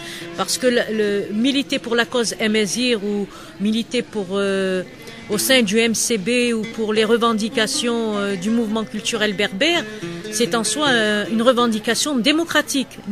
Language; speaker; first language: French; non-native, local second language; Kabyle